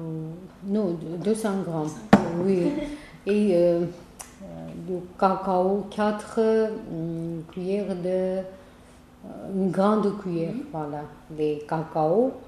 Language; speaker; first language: French; non-native, learner; Armenian